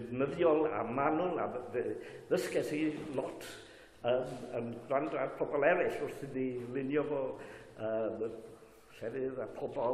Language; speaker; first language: Welsh; native; Welsh